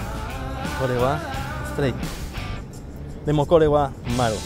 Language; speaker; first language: Japanese; non-native, learner; Spanish